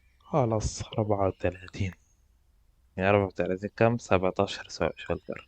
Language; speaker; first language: Arabic; native; Arabic